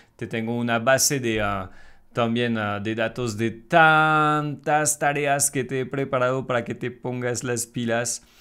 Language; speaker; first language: Spanish; non-native, fluent; French